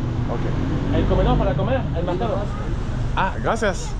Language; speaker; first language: Spanish; non-native, fluent; French